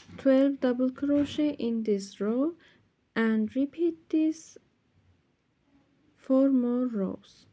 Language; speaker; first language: English; non-native, learner; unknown